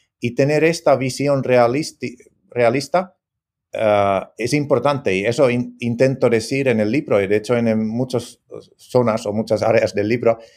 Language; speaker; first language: Spanish; non-native, fluent; Finnish